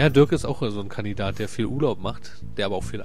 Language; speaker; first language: German; native; German